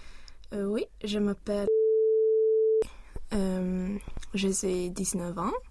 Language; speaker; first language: French; non-native, learner; Swedish